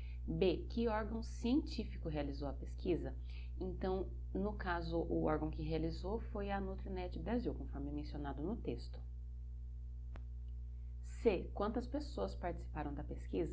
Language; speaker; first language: Portuguese; native; Portuguese